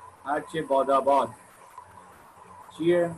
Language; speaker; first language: Persian; non-native, fluent; Urdu